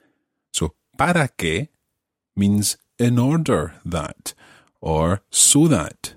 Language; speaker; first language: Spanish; non-native, fluent; English